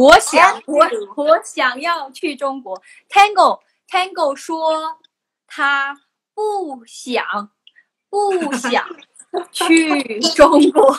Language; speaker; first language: Chinese; non-native, learner; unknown